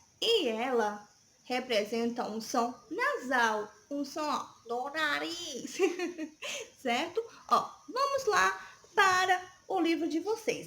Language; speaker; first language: Portuguese; native; Portuguese